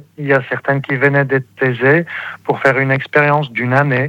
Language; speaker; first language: French; non-native, fluent; Polish